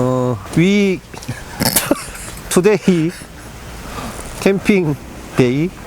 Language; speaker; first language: English; non-native, learner; Korean